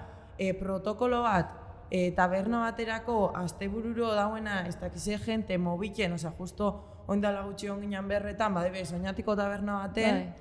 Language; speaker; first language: Basque; native; Basque